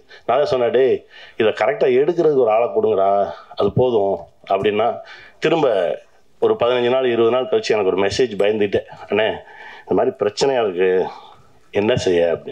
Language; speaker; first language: Tamil; native; Tamil